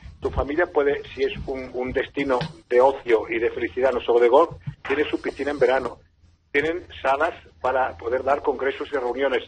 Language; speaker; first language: Spanish; non-native, local second language; Catalan